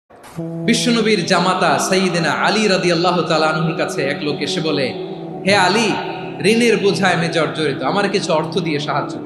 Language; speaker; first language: Bangla; native; Bangla